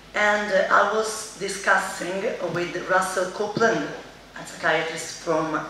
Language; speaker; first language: English; non-native, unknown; Italian